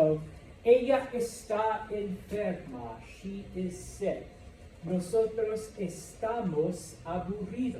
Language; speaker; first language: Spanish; non-native, fluent; English